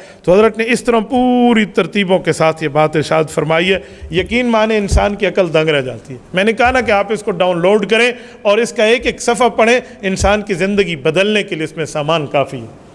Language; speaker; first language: Urdu; native; Urdu